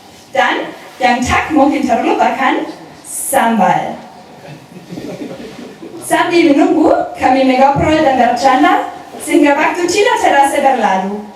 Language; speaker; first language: Indonesian; non-native, learner; German